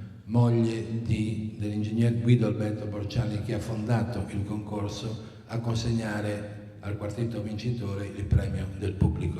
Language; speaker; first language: Italian; native; Italian